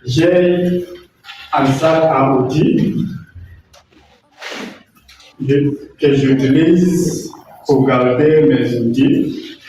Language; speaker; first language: French; non-native, learner; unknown